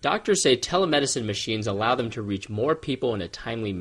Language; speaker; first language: English; native; English